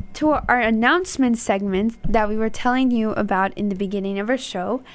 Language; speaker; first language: English; early bilingual, other home language; Spanish